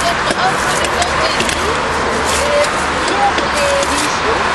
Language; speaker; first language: French; non-native, fluent; German